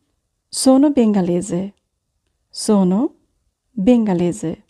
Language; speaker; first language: Italian; non-native, fluent; Bangla